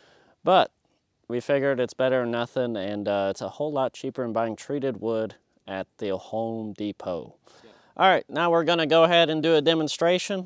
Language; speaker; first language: English; native; English